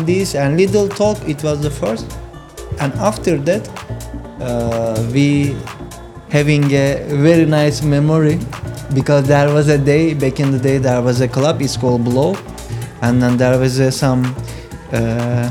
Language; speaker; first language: English; non-native, fluent; Turkish